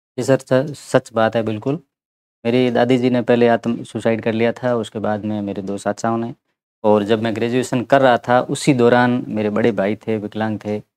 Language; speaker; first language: Hindi; native; Hindi